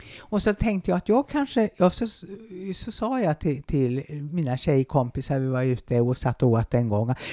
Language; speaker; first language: Swedish; native; Swedish